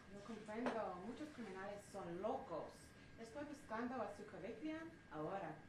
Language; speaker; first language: Spanish; non-native, learner; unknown